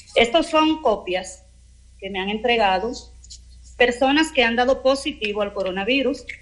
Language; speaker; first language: Spanish; native; Spanish